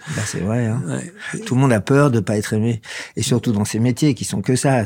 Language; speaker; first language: French; native; French